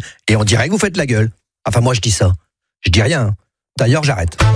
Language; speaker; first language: French; native; French